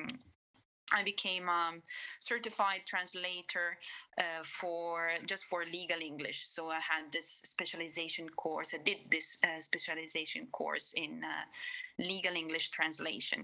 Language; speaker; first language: English; non-native, fluent; Italian